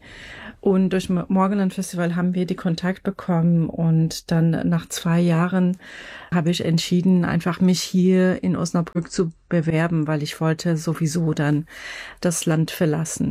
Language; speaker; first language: German; non-native, fluent; Persian